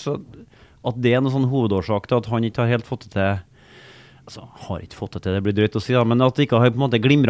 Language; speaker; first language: Norwegian; native; Norwegian